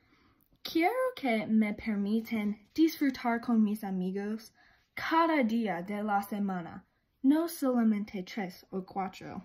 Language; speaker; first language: Spanish; non-native, learner; English